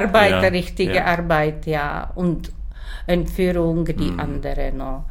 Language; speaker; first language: German; non-native, learner; Czech